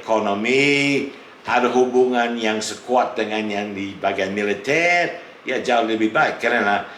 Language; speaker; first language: Indonesian; non-native, fluent; English